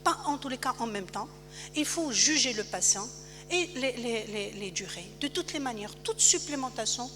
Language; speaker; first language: French; non-native, local second language; Arabic